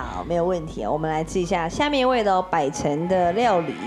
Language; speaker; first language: Chinese; native; Chinese